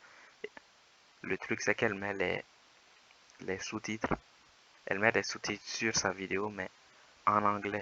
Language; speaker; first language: French; native; French